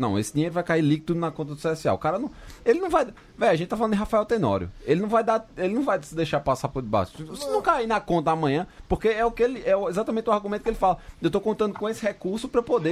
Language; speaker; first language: Portuguese; native; Portuguese